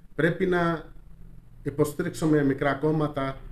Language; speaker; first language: Greek; non-native, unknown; Urdu